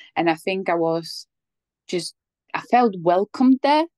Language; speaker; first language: English; non-native, fluent; Polish